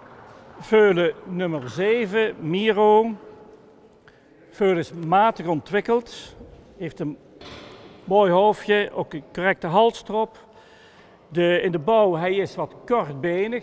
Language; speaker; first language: Dutch; native; Dutch